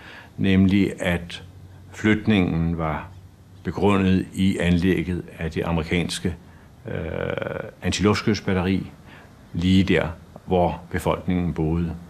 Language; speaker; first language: Danish; native; Danish